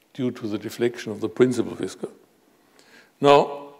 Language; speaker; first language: English; non-native, fluent; German